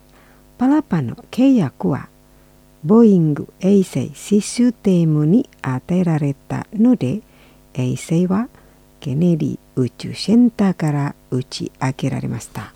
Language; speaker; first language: Japanese; non-native, fluent; Indonesian